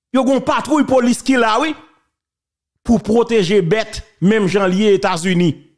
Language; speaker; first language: French; non-native, local second language; Haitian Creole